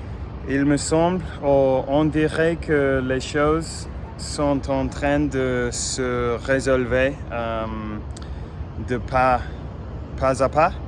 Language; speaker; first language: French; non-native, fluent; English